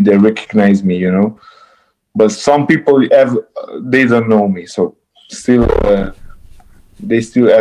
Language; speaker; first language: English; non-native, fluent; Romanian